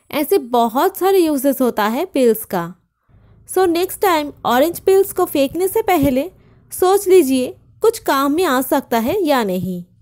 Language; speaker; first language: Hindi; non-native, local second language; Bangla